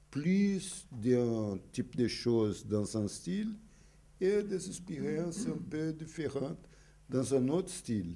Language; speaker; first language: French; non-native, fluent; Portuguese